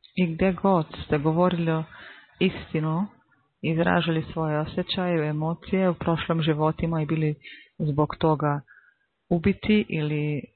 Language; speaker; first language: Serbian; non-native, fluent; Slovenian